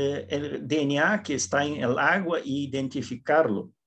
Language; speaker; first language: Spanish; non-native, learner; Portuguese